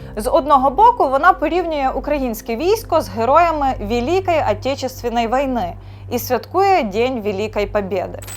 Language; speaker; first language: Ukrainian; native; Ukrainian